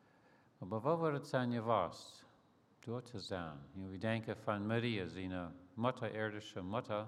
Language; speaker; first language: German; early bilingual, heritage; Plautdietsch